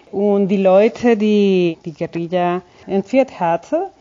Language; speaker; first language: German; non-native, fluent; Spanish